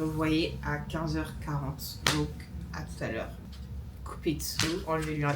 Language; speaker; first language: French; native; French